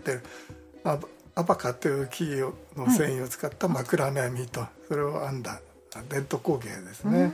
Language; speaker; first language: Japanese; native; Japanese